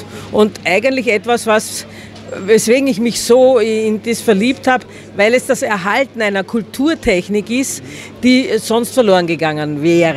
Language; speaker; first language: German; native; German